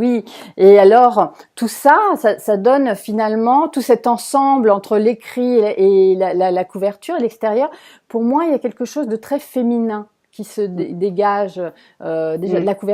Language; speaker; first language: French; native; French